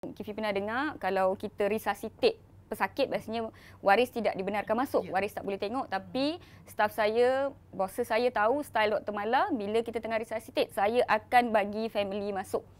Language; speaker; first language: Malay; non-native, local second language; Tamil